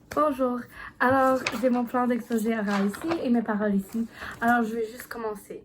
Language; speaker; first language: French; non-native, learner; English